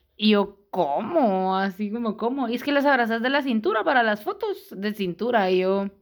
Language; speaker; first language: Spanish; native; Spanish